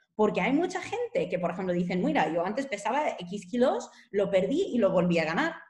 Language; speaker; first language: Spanish; non-native, fluent; English